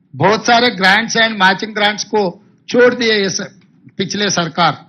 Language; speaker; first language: Hindi; non-native, local second language; Telugu